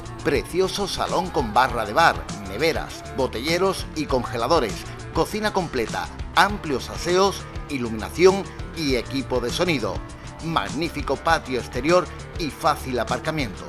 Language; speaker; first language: Spanish; native; Spanish